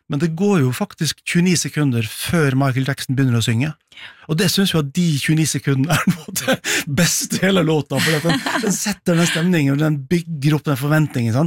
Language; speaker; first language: Norwegian; native; Norwegian